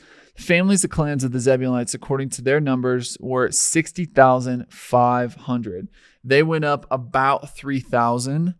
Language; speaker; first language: English; native; English